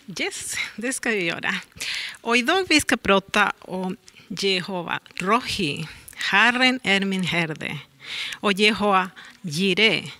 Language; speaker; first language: Swedish; non-native, learner; Spanish